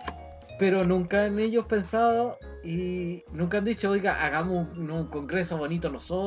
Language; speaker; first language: Spanish; native; Spanish